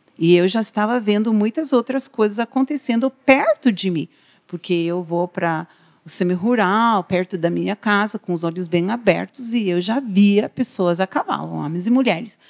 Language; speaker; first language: Portuguese; non-native, fluent; English